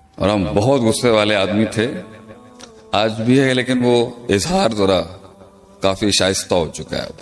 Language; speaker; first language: Urdu; native; Urdu